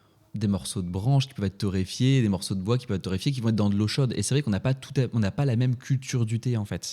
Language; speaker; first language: French; native; French